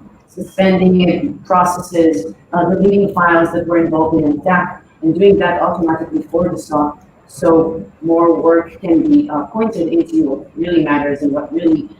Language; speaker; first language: English; non-native, fluent; Hebrew